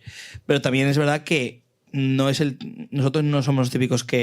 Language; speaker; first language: Spanish; native; Spanish